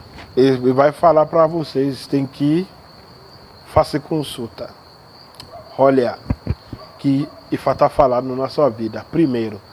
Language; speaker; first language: Portuguese; non-native, learner; Yoruba